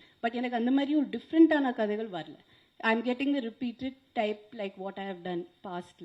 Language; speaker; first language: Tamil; non-native, local second language; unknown